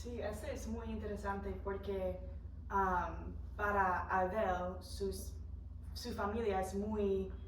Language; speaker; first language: Spanish; non-native, fluent; English